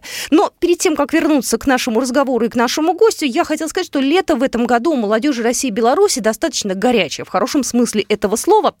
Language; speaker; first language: Russian; native; Russian